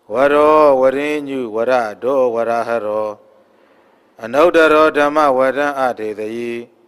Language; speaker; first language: Burmese; native; Burmese